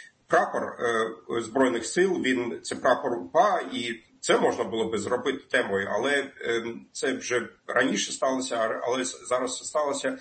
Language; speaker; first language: Ukrainian; non-native, fluent; German